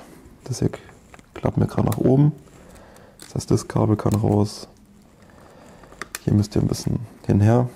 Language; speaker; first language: German; native; German